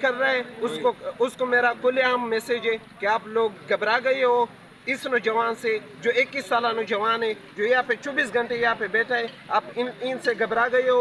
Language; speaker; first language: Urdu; non-native, local second language; Pashto